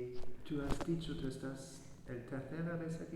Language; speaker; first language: Spanish; non-native, fluent; German